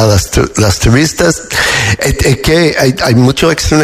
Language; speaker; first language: Spanish; non-native, learner; English